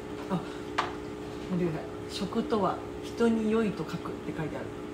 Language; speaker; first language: Japanese; native; Japanese